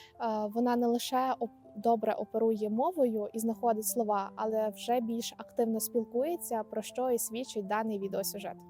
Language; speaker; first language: Ukrainian; native; Ukrainian